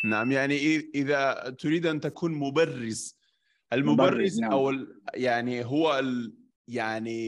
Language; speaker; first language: Arabic; non-native, fluent; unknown